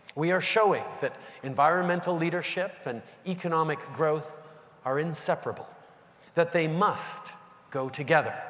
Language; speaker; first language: English; native; English